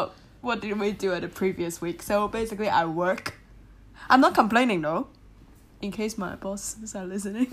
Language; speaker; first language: English; non-native, local second language; Cantonese